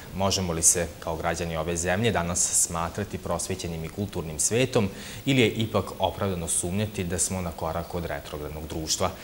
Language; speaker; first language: Serbian; native; Serbian